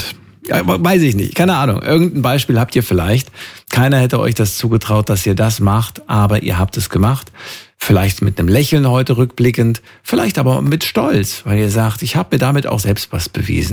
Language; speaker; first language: German; native; German